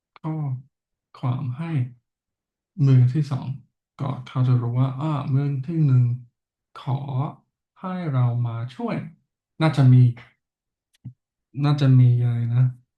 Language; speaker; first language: Thai; non-native, learner; English